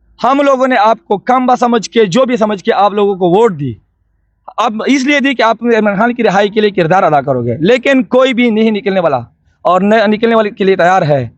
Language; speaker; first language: Urdu; non-native, local second language; Pashto